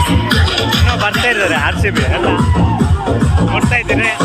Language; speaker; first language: Kannada; non-native, local second language; Lambadi